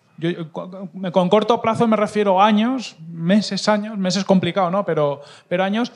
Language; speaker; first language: Spanish; native; Spanish